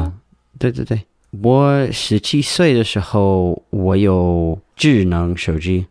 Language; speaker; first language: Chinese; non-native, learner; English